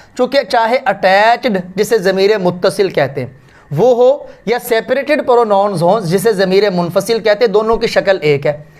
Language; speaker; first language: Urdu; native; Urdu